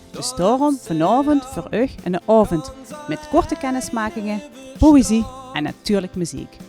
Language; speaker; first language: Dutch; native; Dutch